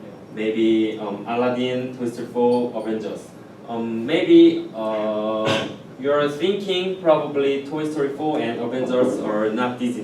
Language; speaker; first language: English; non-native, learner; Korean